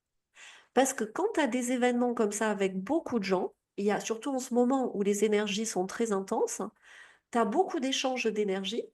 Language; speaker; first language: French; native; French